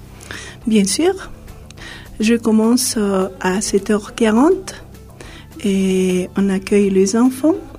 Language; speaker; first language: French; non-native, fluent; Spanish